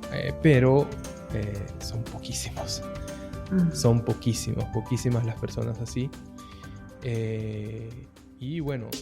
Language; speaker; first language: Spanish; early bilingual, heritage; Spanish